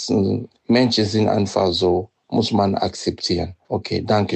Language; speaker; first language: German; non-native, fluent; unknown